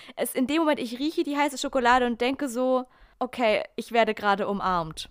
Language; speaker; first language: German; native; German